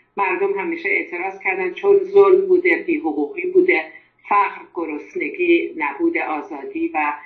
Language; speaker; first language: Persian; non-native, local second language; Azerbaijani